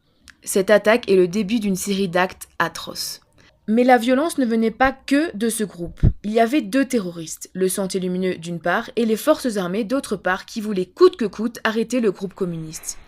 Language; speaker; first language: French; native; French